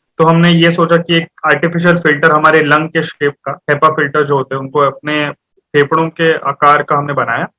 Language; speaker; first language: Hindi; non-native, local second language; Marathi